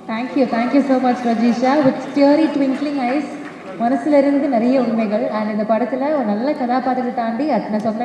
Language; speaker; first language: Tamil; native; Tamil